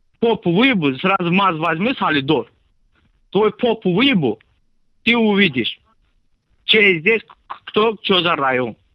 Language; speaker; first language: Russian; non-native, local second language; Azerbaijani